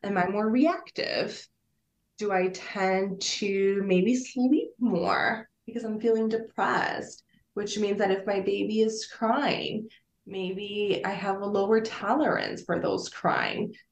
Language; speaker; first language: English; early bilingual, other home language; Spanish